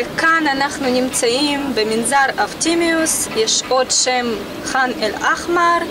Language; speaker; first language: Hebrew; non-native, fluent; Russian